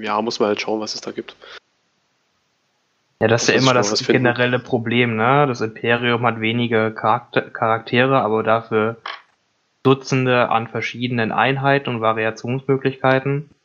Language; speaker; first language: German; native; German